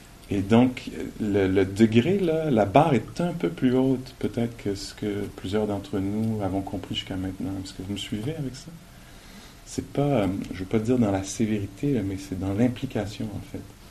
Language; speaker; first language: French; native; French